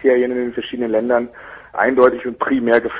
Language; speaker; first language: German; native; German